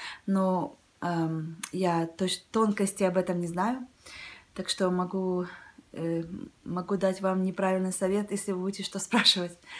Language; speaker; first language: Russian; early bilingual, heritage; Russian